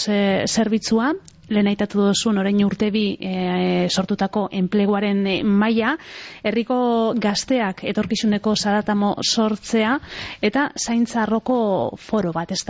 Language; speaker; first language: Basque; native; Basque